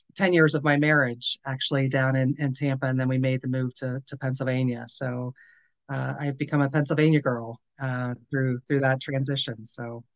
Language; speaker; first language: English; native; English